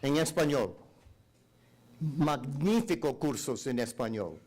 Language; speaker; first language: Spanish; non-native, learner; English